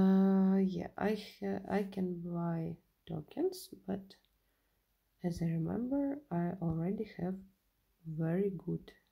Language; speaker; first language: English; non-native, learner; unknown